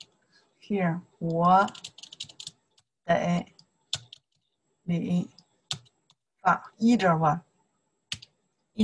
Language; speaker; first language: English; non-native, learner; Chinese